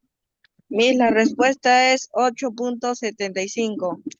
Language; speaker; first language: Spanish; native; Spanish